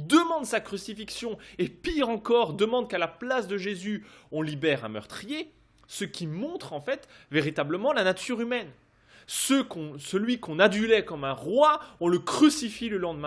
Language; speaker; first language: French; native; French